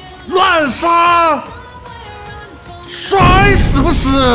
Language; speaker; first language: Chinese; native; Chinese